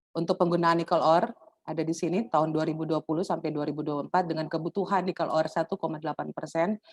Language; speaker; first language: Indonesian; native; Indonesian